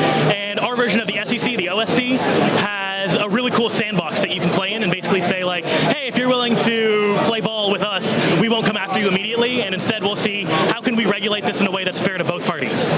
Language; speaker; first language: English; native; English